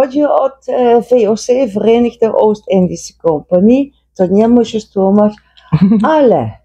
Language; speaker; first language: Polish; non-native, learner; Dutch